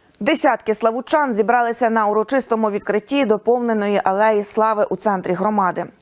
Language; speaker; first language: Ukrainian; native; Ukrainian